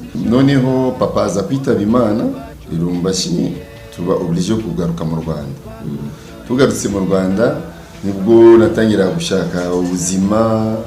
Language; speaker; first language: Kinyarwanda; early bilingual, heritage; Kinyarwanda